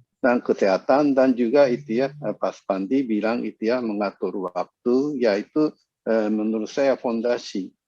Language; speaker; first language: Indonesian; non-native, fluent; Japanese